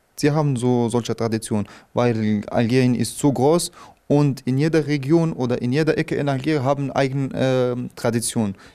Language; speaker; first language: German; non-native, fluent; Arabic